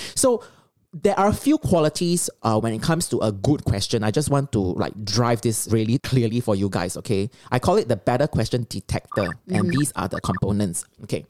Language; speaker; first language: English; non-native, local second language; Chinese